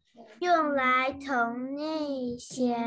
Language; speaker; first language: Chinese; early bilingual, heritage; Chinese